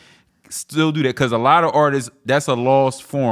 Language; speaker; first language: English; native; English